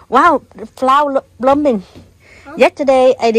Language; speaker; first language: English; non-native, learner; Vietnamese